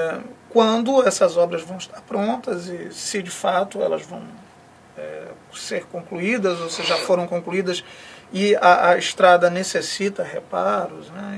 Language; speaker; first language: Portuguese; native; Portuguese